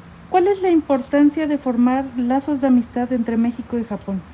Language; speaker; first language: Spanish; native; Spanish